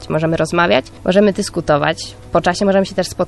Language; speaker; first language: Polish; native; Polish